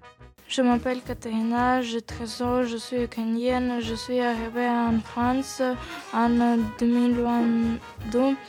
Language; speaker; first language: French; non-native, learner; Ukrainian